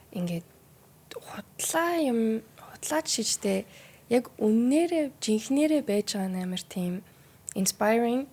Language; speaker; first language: Mongolian; early bilingual, heritage; Mongolian